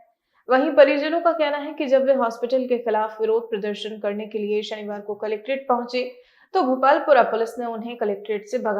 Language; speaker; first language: Hindi; native; Hindi